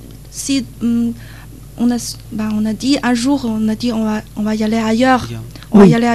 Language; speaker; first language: French; non-native, learner; Chinese